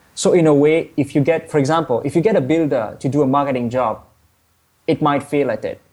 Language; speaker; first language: English; non-native, fluent; Morisyen